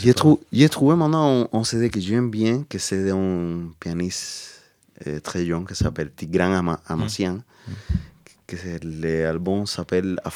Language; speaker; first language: French; non-native, learner; Spanish